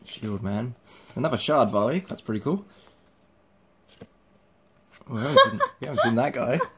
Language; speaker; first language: English; native; English